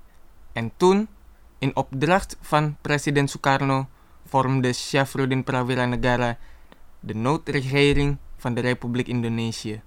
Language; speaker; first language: Dutch; non-native, fluent; Indonesian